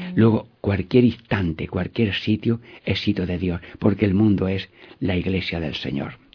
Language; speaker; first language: Spanish; native; Spanish